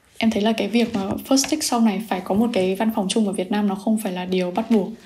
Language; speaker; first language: Vietnamese; native; Vietnamese